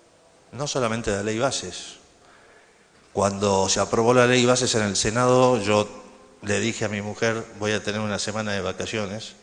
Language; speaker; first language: Spanish; native; Spanish